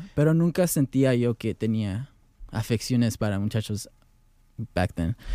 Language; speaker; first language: Spanish; early bilingual, heritage; Spanish